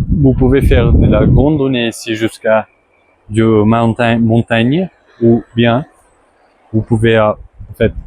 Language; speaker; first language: French; non-native, learner; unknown